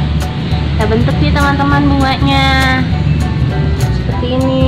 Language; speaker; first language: Indonesian; native; Indonesian